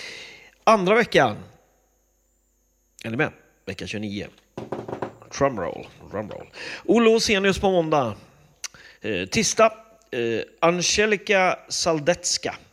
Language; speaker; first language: Swedish; native; Swedish